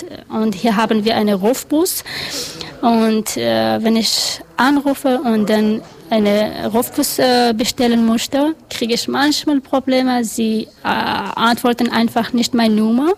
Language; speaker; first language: German; non-native, learner; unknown